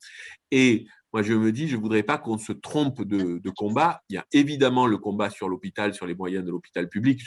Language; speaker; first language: French; native; French